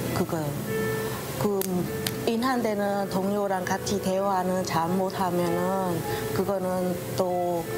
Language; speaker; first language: Korean; non-native, fluent; Vietnamese